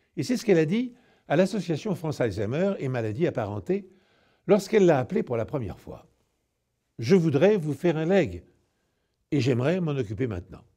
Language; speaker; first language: French; native; French